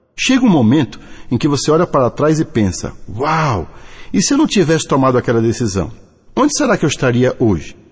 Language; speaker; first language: Portuguese; native; Portuguese